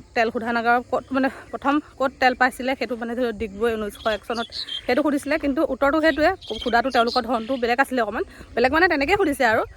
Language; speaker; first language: Assamese; native; Assamese